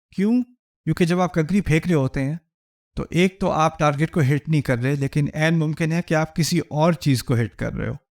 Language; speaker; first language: Urdu; early bilingual, heritage; Urdu